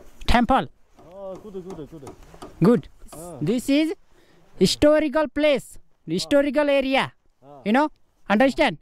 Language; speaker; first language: English; non-native, learner; Nepali